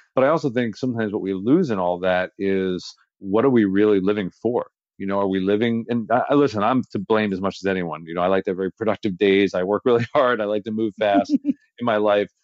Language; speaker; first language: English; native; English